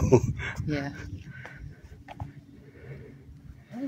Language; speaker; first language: English; non-native, fluent; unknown